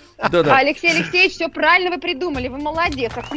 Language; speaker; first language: Russian; native; Russian